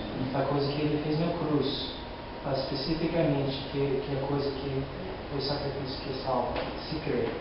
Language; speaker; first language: Portuguese; non-native, learner; English